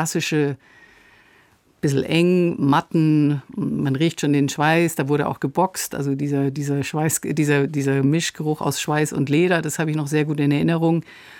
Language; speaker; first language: German; native; German